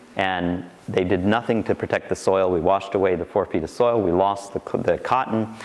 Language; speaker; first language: English; native; English